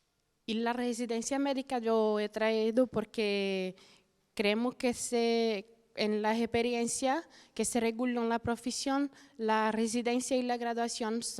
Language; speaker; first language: Spanish; non-native, fluent; Portuguese